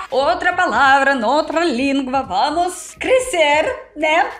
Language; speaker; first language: Portuguese; non-native, learner; Russian